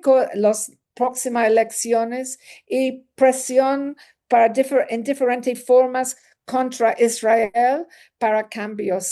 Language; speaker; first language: Spanish; non-native, learner; English